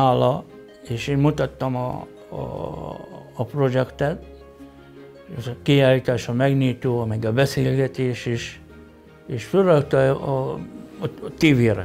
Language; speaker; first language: Hungarian; non-native, fluent; Arabic